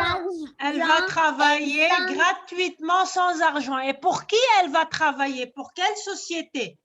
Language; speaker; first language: French; non-native, local second language; Arabic